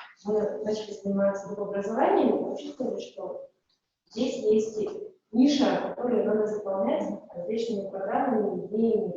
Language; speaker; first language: Russian; native; Russian